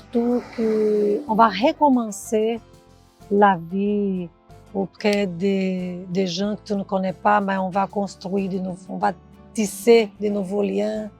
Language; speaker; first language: French; non-native, fluent; Portuguese